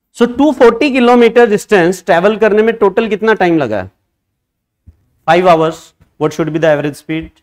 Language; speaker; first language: Hindi; native; Hindi